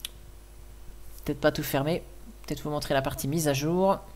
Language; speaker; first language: French; native; French